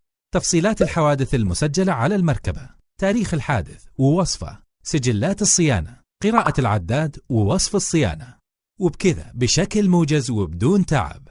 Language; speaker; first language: Arabic; native; Arabic